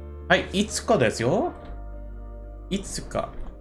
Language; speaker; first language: Japanese; non-native, fluent; English